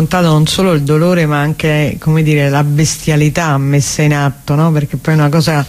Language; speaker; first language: Italian; native; Italian